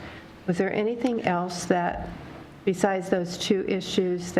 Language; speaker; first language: English; native; English